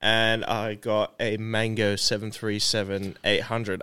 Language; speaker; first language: English; native; English